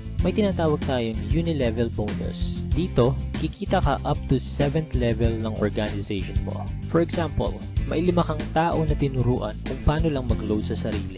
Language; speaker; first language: Filipino; native; Filipino